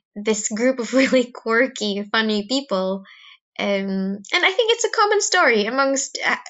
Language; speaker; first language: English; non-native, local second language; Cebuano